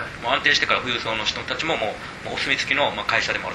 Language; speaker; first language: Japanese; native; Japanese